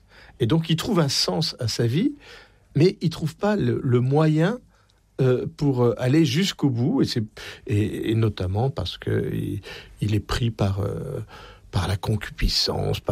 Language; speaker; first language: French; native; French